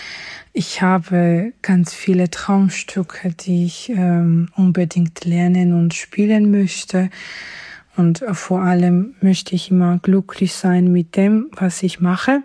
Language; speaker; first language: German; non-native, fluent; Georgian